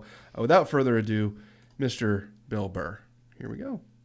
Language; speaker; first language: English; native; English